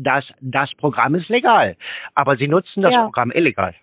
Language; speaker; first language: German; native; German